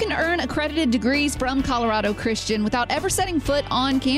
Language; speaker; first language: English; native; English